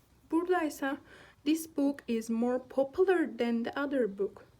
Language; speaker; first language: English; non-native, fluent; Turkish